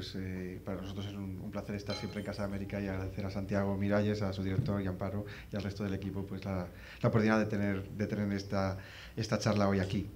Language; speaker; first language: Spanish; native; Spanish